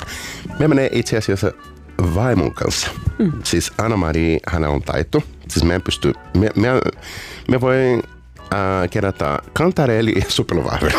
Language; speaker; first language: Finnish; non-native, learner; Portuguese